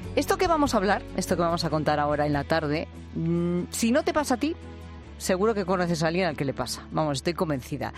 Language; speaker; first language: Spanish; native; Spanish